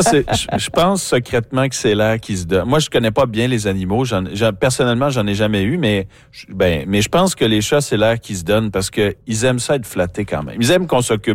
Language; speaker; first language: French; native; French